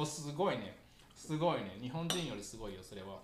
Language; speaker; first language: Japanese; native; Japanese